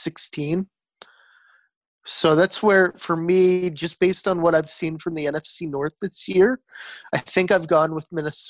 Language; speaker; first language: English; native; English